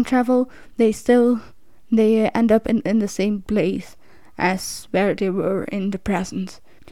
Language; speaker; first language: English; non-native, fluent; Dutch